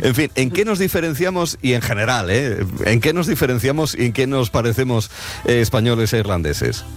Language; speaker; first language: Spanish; native; Spanish